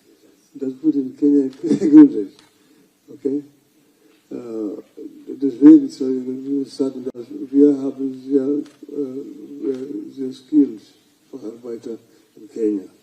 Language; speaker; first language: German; non-native, fluent; Luo (Kenya and Tanzania)